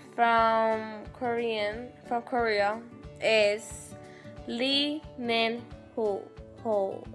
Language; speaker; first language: English; native; English